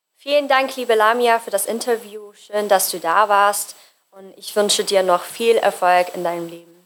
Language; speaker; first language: German; native; German